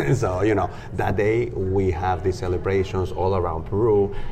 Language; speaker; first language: English; non-native, fluent; Spanish